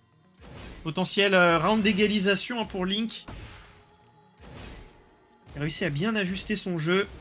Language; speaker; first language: French; native; French